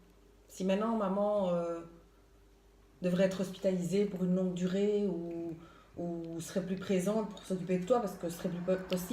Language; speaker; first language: French; native; French